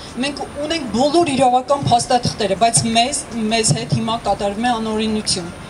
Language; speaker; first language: Armenian; native; Armenian